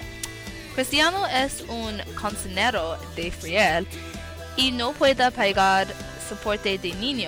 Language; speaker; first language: Spanish; non-native, learner; English